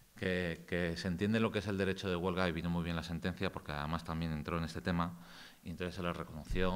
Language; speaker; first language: Spanish; native; Spanish